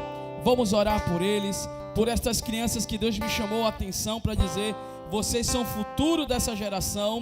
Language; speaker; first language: Portuguese; native; Portuguese